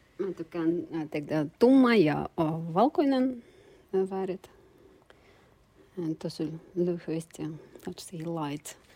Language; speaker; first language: Finnish; non-native, learner; Turkish